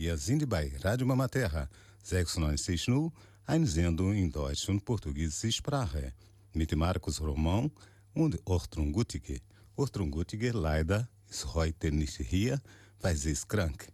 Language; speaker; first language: German; non-native, learner; Portuguese